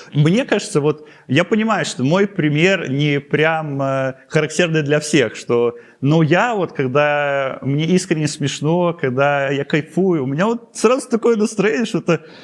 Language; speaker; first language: Russian; native; Russian